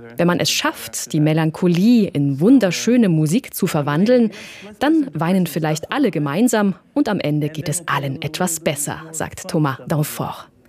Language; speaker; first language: German; native; German